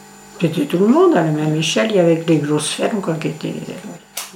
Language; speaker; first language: French; native; French